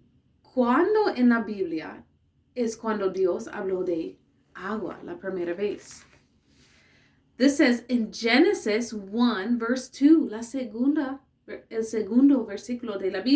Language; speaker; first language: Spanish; non-native, learner; English